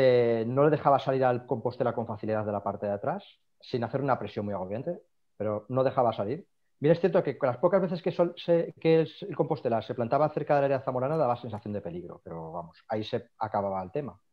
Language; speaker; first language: Spanish; native; Spanish